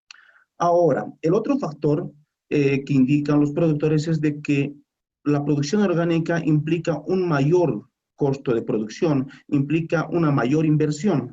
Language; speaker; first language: Spanish; native; Spanish